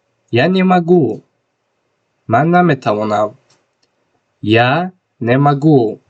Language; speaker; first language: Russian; non-native, local second language; Tajik